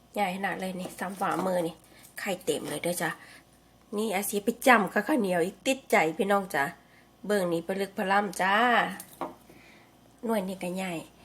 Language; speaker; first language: Thai; native; Thai